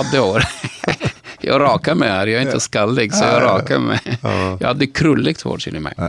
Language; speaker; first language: Swedish; non-native, fluent; Arabic